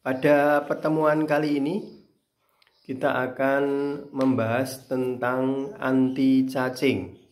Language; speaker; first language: Indonesian; native; Indonesian